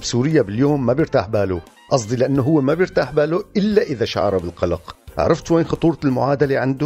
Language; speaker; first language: Arabic; native; Arabic